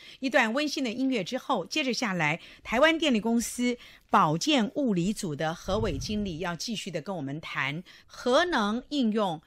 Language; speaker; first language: Chinese; native; Chinese